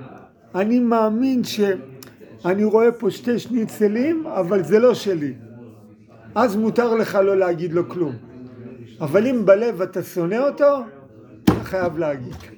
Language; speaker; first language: Hebrew; non-native, fluent; English